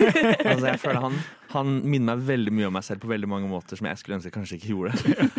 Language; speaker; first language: Norwegian; native; Norwegian